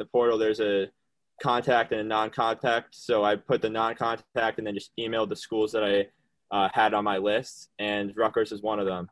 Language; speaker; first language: English; native; English